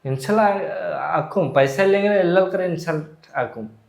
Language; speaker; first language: Malayalam; non-native, learner; Bangla